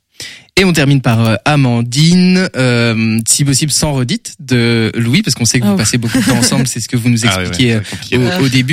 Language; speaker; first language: French; native; French